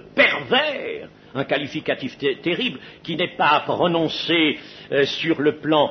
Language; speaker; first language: French; native; French